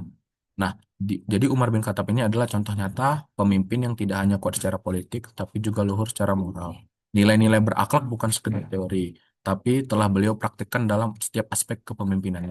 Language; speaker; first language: Indonesian; native; Indonesian